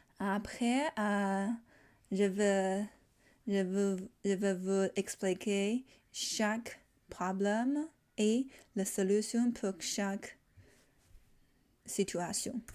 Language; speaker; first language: French; non-native, learner; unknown